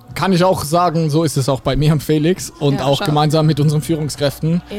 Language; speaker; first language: German; native; German